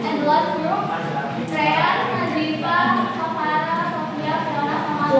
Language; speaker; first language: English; non-native, fluent; Indonesian